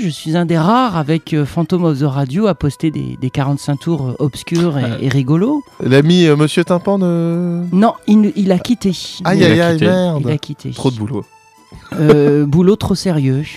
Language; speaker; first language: French; native; French